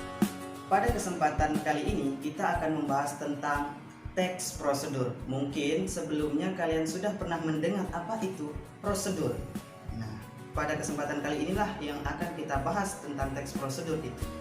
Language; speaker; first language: Indonesian; native; Indonesian